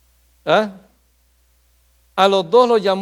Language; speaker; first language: Spanish; native; Spanish